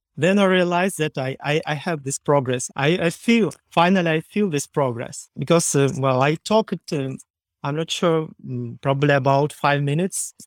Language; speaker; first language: English; non-native, learner; Ukrainian